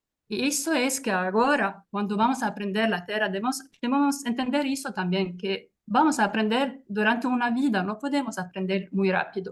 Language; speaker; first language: Spanish; non-native, fluent; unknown